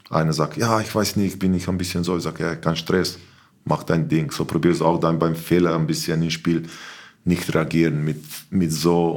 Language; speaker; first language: German; non-native, learner; Slovenian